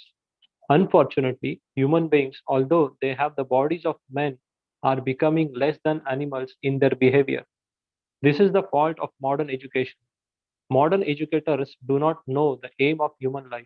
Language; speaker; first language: English; non-native, local second language; Hindi